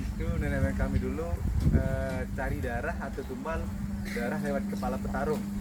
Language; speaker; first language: Indonesian; non-native, local second language; Sasak